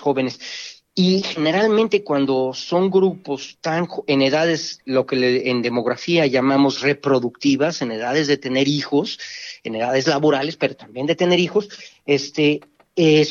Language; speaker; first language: Spanish; native; Spanish